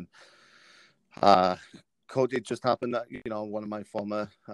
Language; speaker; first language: English; native; English